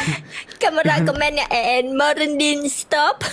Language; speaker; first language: Indonesian; non-native, learner; Vietnamese